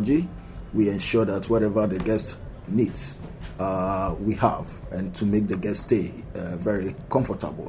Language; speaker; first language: English; non-native, local second language; Akan